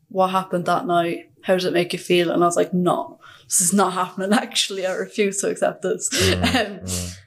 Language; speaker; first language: English; native; English